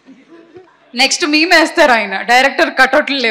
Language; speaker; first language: Telugu; native; Telugu